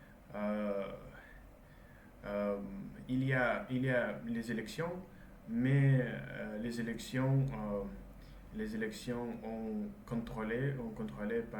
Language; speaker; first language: French; non-native, learner; Russian